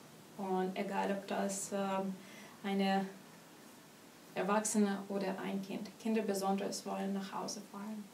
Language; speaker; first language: German; non-native, learner; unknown